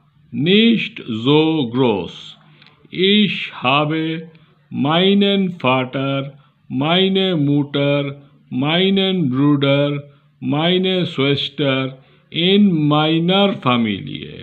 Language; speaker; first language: German; non-native, learner; Bangla